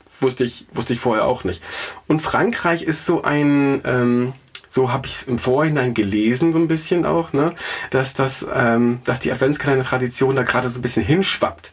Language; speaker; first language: German; native; German